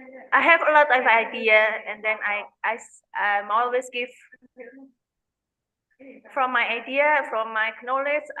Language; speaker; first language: English; non-native, learner; Indonesian